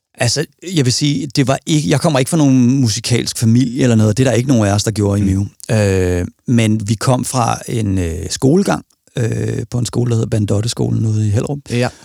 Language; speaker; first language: Danish; native; Danish